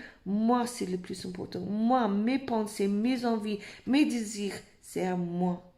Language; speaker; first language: French; non-native, fluent; English